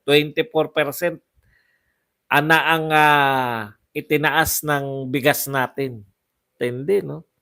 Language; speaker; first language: Filipino; non-native, local second language; Waray